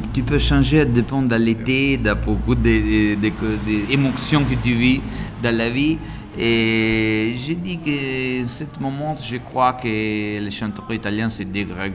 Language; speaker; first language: French; non-native, learner; Italian